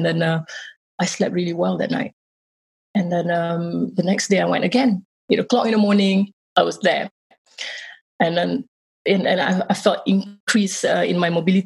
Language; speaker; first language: English; non-native, local second language; Malay